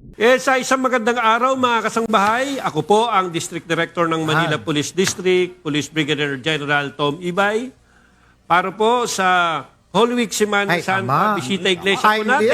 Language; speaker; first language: Filipino; native; Filipino